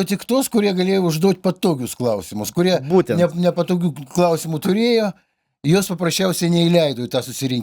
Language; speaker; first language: Lithuanian; native; Lithuanian